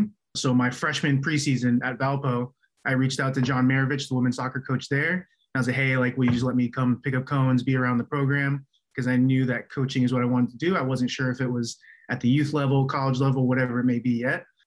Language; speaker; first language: English; early bilingual, other home language; Chinese